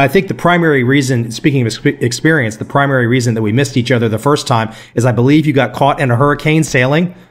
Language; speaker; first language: English; native; English